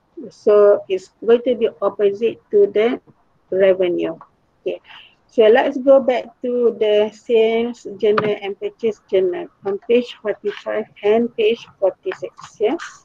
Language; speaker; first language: English; non-native, local second language; Malay